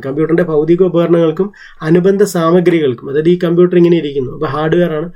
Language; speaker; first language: Malayalam; native; Malayalam